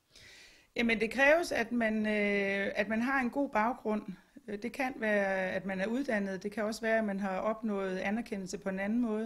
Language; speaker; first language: Danish; native; Danish